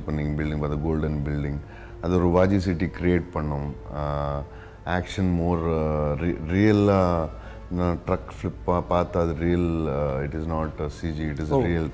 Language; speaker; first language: Tamil; non-native, local second language; Telugu